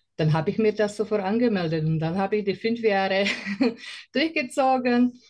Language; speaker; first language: German; non-native, learner; Slovak